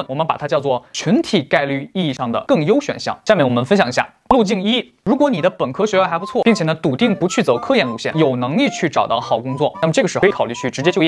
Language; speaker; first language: Chinese; native; Chinese